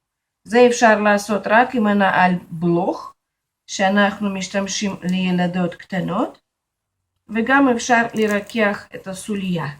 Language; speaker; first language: Hebrew; non-native, fluent; Russian